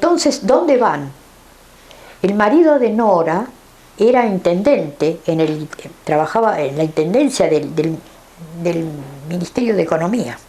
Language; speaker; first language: Spanish; native; Spanish